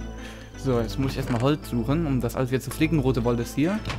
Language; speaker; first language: German; native; German